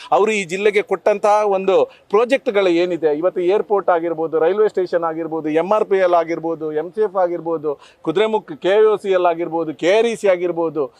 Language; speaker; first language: Kannada; non-native, local second language; Tulu